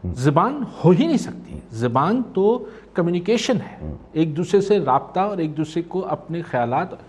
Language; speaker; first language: Urdu; non-native, local second language; Sindhi